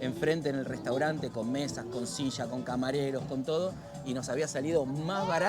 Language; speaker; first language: Spanish; native; Spanish